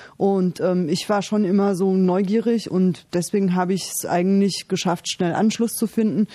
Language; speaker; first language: German; early bilingual, other home language; Turkish